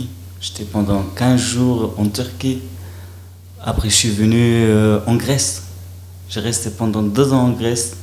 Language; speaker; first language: French; non-native, learner; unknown